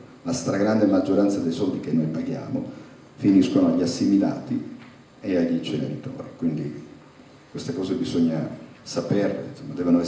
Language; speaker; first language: Italian; native; Italian